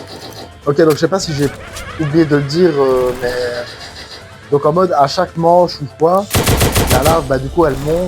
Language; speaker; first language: French; native; French